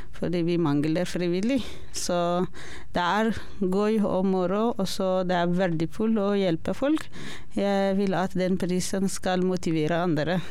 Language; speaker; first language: Norwegian; non-native, learner; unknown